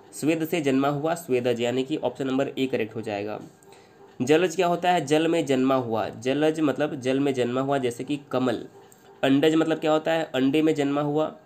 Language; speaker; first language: Hindi; native; Hindi